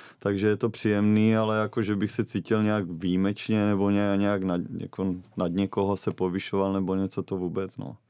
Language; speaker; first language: Czech; native; Czech